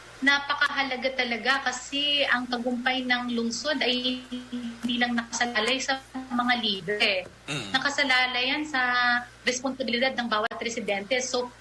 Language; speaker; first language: Filipino; native; Filipino